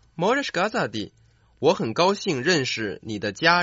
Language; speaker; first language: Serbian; non-native, fluent; Chinese